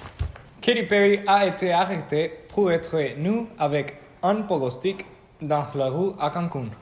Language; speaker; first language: French; non-native, learner; Spanish